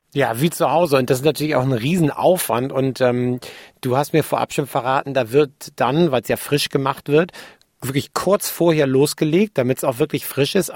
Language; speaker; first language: German; native; German